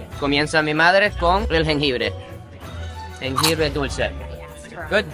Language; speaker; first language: Spanish; non-native, fluent; Japanese